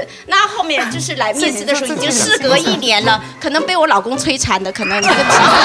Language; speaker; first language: Chinese; non-native, fluent; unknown